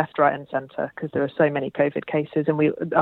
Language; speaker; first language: English; native; English